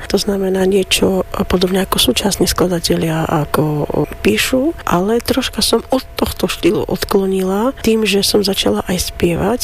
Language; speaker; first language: Slovak; non-native, fluent; Armenian